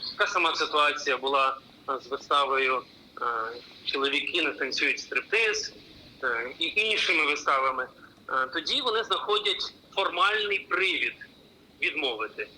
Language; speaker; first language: Ukrainian; native; Ukrainian